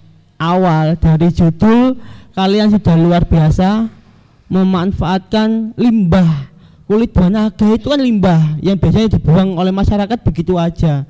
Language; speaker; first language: Indonesian; native; Indonesian